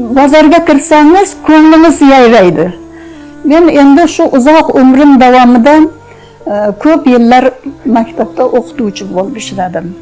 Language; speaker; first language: Uzbek; non-native, local second language; Russian